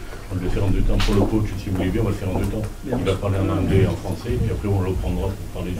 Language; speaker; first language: French; native; French